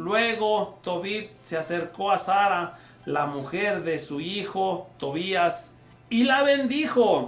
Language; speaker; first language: Spanish; native; Spanish